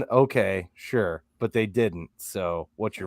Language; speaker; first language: English; native; English